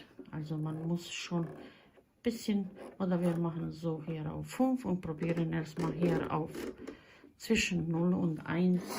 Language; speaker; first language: German; non-native, fluent; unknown